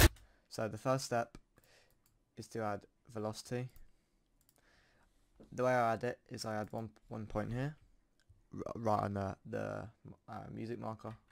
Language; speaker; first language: English; native; English